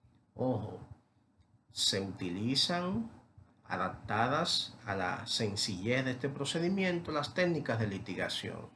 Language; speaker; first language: Spanish; native; Spanish